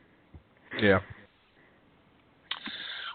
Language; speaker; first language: English; native; English